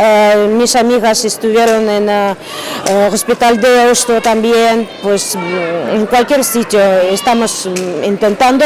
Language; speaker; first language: Spanish; non-native, fluent; Ukrainian